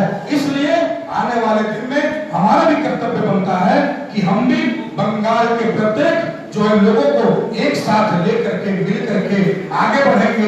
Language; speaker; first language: Hindi; native; Hindi